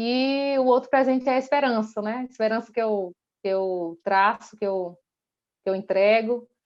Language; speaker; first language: Portuguese; native; Portuguese